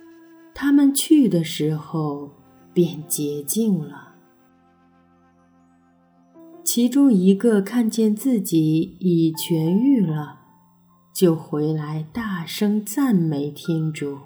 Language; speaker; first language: Chinese; native; Chinese